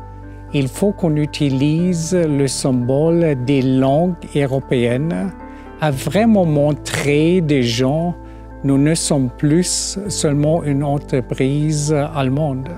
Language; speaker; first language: French; non-native, fluent; German